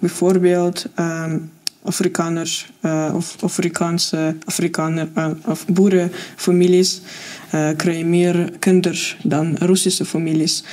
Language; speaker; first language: Dutch; non-native, learner; Russian